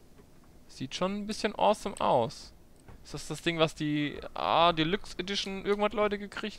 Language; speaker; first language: German; native; German